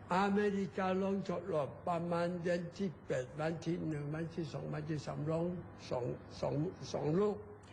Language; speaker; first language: Thai; non-native, learner; Chinese